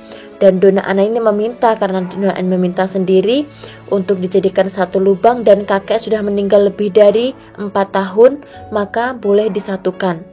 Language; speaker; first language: Indonesian; non-native, local second language; Javanese